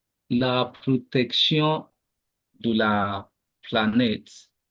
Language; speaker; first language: French; non-native, learner; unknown